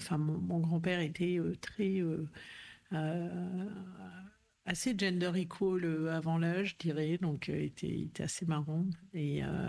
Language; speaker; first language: French; native; French